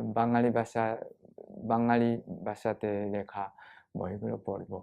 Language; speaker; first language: Bangla; non-native, fluent; Japanese